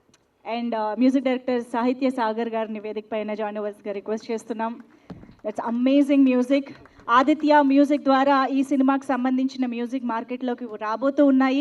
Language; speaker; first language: Telugu; native; Telugu